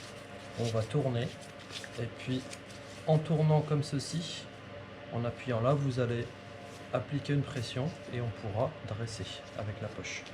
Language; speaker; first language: French; native; French